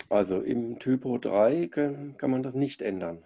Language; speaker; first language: German; native; German